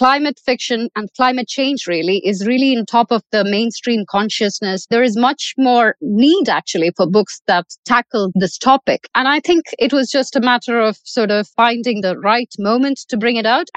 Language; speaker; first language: English; non-native, local second language; Malayalam